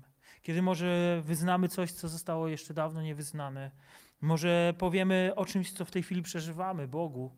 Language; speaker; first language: Polish; native; Polish